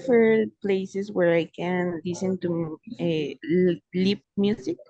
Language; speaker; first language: English; non-native, fluent; Spanish